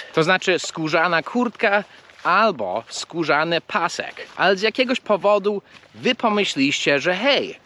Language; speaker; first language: Polish; early bilingual, heritage; English